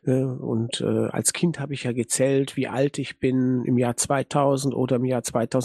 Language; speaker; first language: German; native; German